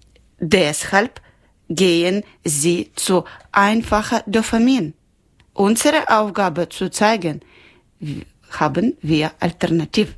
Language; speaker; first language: German; non-native, learner; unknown